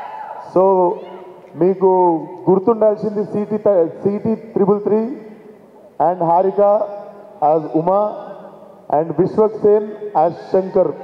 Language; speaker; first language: Telugu; native; Telugu